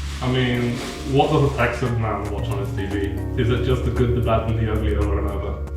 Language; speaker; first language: English; non-native, fluent; Polish